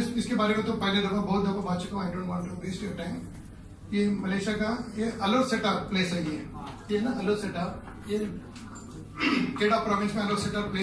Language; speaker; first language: Hindi; native; Hindi